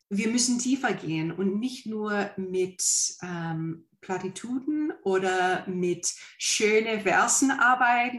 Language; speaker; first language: German; non-native, fluent; English